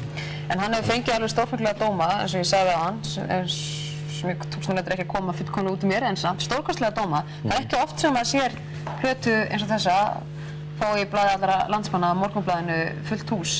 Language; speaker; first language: Icelandic; native; Icelandic